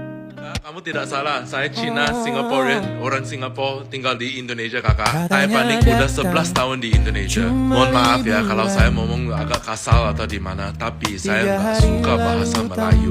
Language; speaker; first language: Indonesian; non-native, fluent; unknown